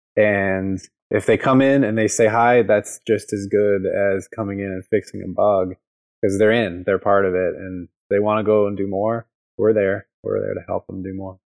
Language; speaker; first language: English; native; English